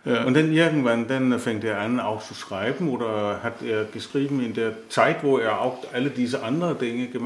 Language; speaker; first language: German; non-native, fluent; Danish